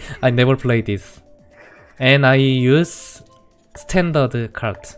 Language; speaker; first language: English; non-native, learner; Korean